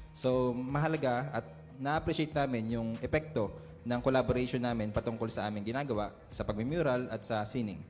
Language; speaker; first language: Filipino; native; Filipino